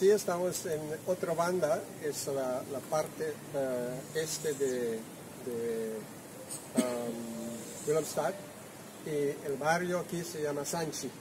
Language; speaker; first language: Spanish; non-native, local second language; Papiamento